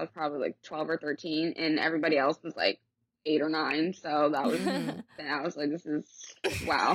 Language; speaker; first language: English; native; English